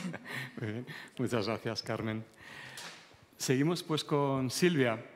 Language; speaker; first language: Spanish; native; Spanish